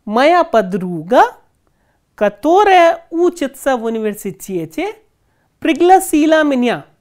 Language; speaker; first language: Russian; non-native, fluent; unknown